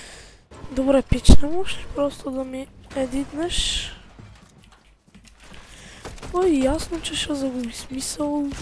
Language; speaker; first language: Bulgarian; native; Bulgarian